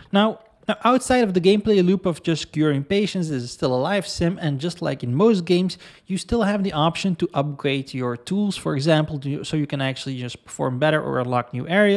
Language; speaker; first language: English; non-native, fluent; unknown